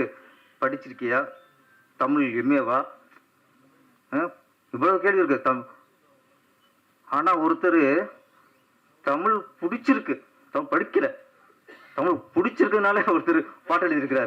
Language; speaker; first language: Tamil; native; Tamil